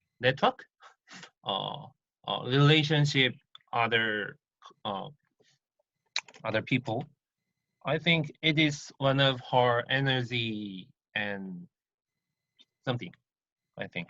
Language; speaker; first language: English; non-native, learner; Korean